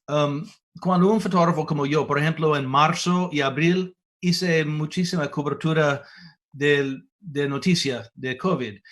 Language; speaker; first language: Spanish; non-native, fluent; English